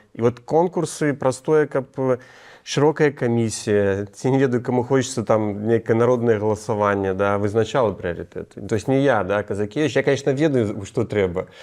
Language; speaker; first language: Belarusian; non-native, local second language; Russian